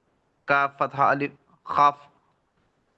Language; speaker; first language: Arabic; non-native, learner; Telugu